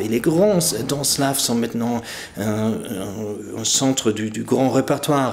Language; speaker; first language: French; non-native, fluent; German